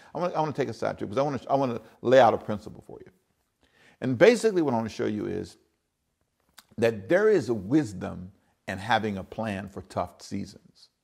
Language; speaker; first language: English; native; English